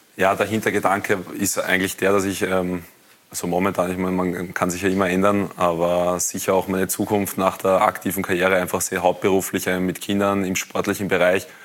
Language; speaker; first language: German; native; German